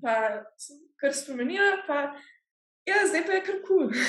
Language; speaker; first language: Slovenian; early bilingual, heritage; Slovenian